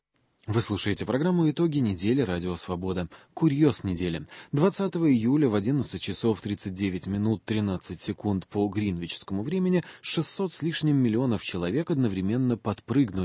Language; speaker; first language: Russian; native; Russian